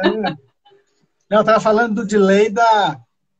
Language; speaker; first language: Portuguese; native; Portuguese